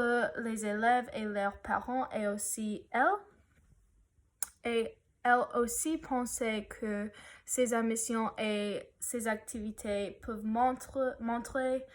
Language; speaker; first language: French; non-native, learner; English